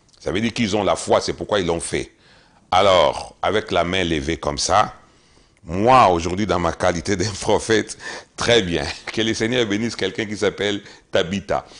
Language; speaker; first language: French; non-native, local second language; Lingala